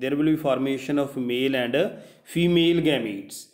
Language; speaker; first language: English; non-native, local second language; Punjabi